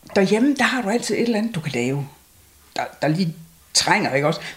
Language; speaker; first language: Danish; native; Danish